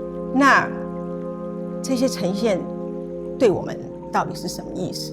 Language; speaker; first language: Chinese; native; Chinese